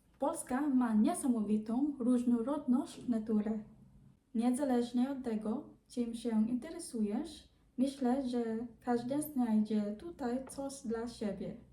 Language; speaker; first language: Polish; non-native, learner; Filipino